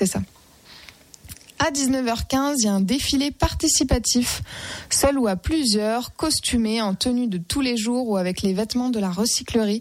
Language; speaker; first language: French; native; French